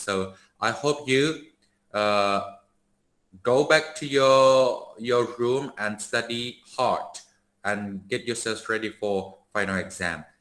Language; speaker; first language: English; non-native, fluent; Thai